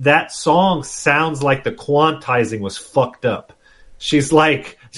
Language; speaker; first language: English; native; English